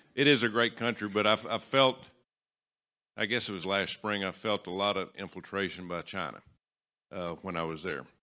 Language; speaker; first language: English; native; English